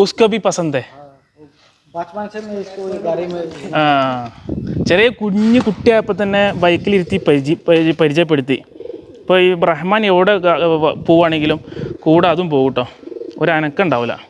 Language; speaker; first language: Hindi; non-native, local second language; Malayalam